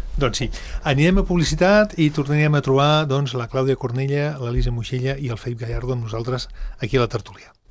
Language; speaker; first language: Catalan; native; Catalan